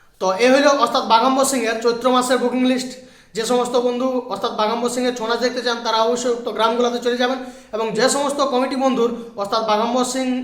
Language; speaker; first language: Bangla; native; Bangla